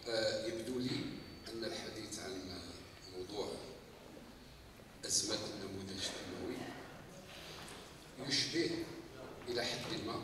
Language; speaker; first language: Arabic; native; Arabic